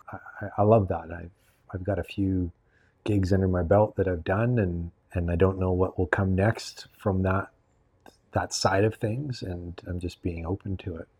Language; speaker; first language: English; native; English